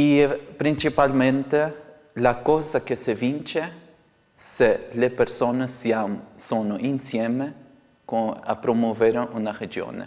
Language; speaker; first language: Italian; non-native, fluent; Portuguese